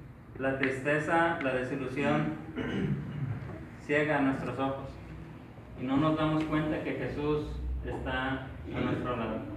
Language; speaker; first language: Spanish; native; Spanish